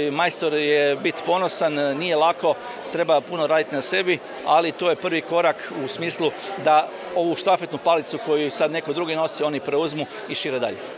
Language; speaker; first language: Croatian; native; Croatian